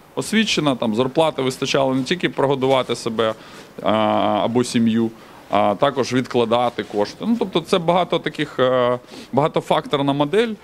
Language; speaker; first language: Ukrainian; native; Ukrainian